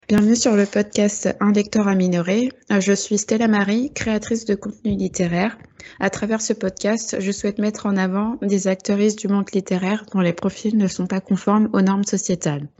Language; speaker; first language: French; native; French